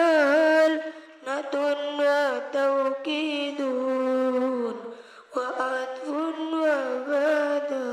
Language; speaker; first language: Arabic; non-native, learner; Madurese